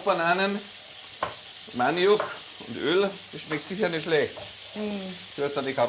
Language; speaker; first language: German; native; German